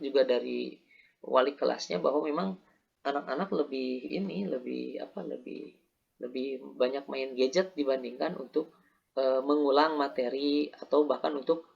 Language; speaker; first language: Indonesian; native; Indonesian